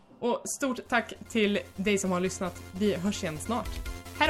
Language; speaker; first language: Swedish; native; Swedish